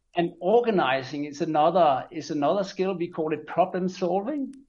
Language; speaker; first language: English; non-native, fluent; Danish